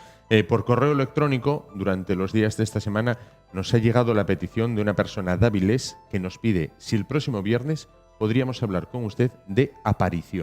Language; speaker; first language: Spanish; native; Spanish